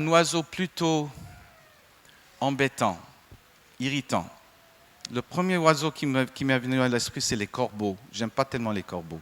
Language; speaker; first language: French; non-native, fluent; English